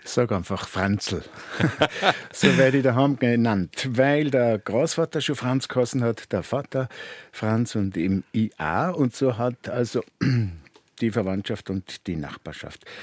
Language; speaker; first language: German; native; German